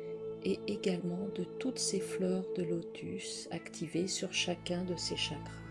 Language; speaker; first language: French; native; French